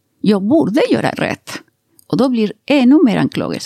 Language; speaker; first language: Swedish; non-native, fluent; Spanish